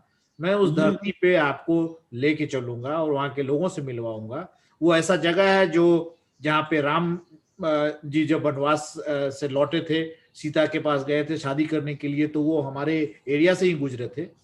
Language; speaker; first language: Hindi; native; Hindi